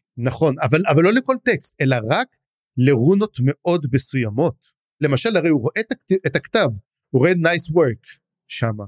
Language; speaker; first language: Hebrew; native; Hebrew